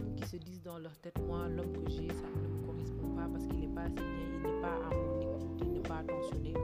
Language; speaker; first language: French; non-native, local second language; Wolof